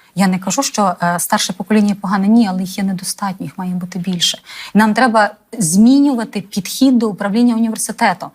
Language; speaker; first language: Ukrainian; native; Ukrainian